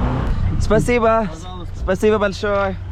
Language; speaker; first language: Russian; non-native, learner; Arabic